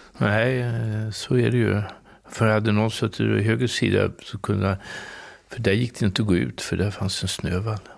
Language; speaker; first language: Swedish; native; Swedish